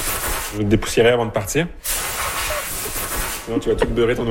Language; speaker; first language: French; native; French